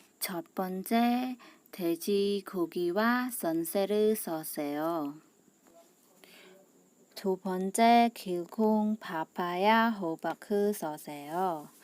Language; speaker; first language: Korean; non-native, learner; Khmer